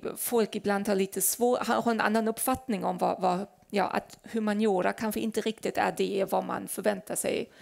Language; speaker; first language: Swedish; non-native, fluent; German